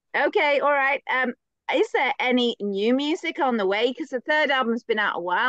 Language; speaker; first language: English; native; English